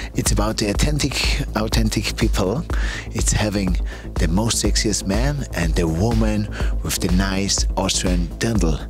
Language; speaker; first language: English; non-native, fluent; German